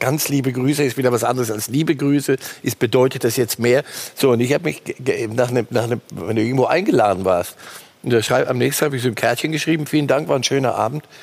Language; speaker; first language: German; native; German